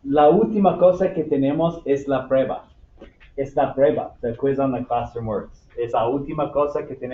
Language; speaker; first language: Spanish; non-native, fluent; English